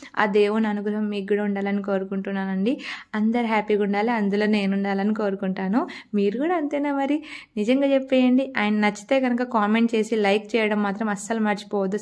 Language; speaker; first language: Telugu; non-native, local second language; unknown